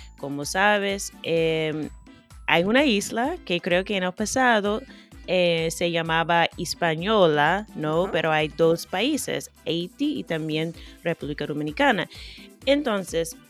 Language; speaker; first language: Spanish; non-native, fluent; English